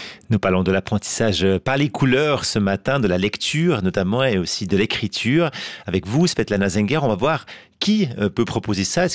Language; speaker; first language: French; native; French